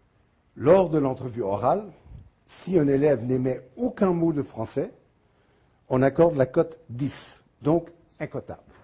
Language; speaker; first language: French; native; French